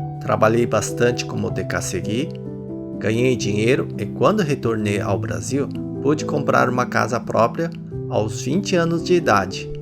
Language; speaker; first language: Portuguese; early bilingual, other home language; Japanese